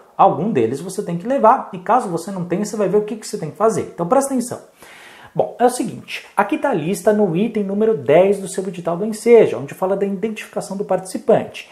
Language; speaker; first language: Portuguese; native; Portuguese